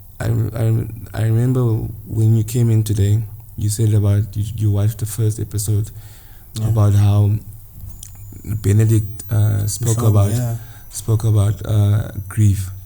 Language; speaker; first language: English; non-native, local second language; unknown